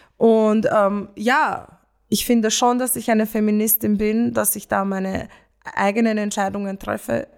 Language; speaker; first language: German; early bilingual, other home language; Romanian